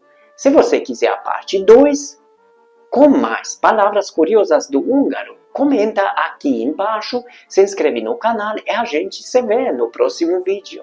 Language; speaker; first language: Portuguese; non-native, fluent; Hungarian